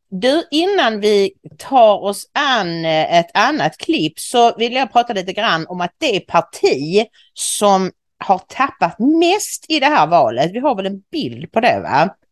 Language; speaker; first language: Swedish; native; Swedish